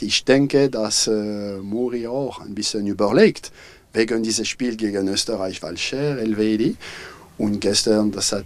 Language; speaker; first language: German; non-native, fluent; French